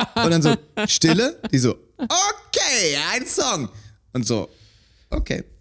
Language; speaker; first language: German; native; German